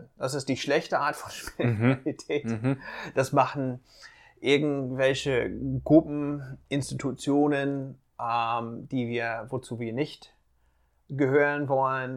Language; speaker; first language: German; non-native, fluent; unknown